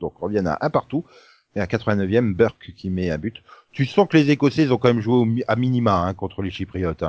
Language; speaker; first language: French; native; French